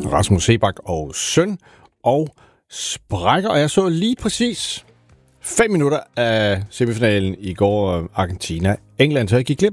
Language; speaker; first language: Danish; native; Danish